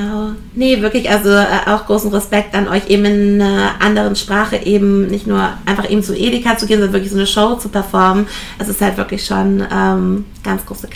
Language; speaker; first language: German; native; German